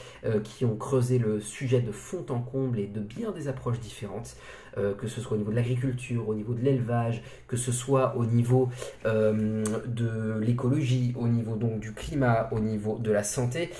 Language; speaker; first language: French; native; French